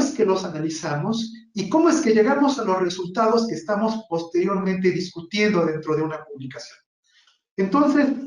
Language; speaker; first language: Spanish; native; Spanish